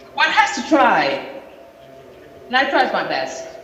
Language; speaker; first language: English; non-native, fluent; Finnish